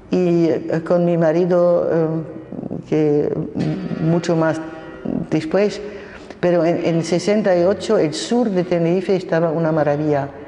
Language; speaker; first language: Spanish; non-native, fluent; German